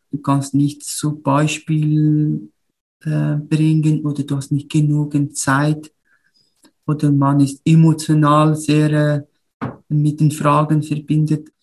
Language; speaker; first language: German; non-native, learner; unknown